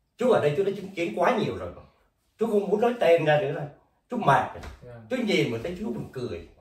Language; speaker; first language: Vietnamese; native; Vietnamese